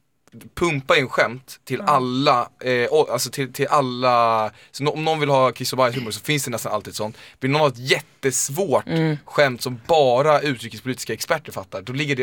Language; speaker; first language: Swedish; native; Swedish